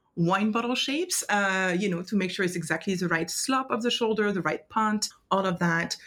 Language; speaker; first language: English; non-native, fluent; French